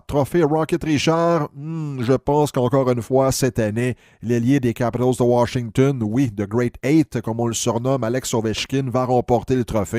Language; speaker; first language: French; native; French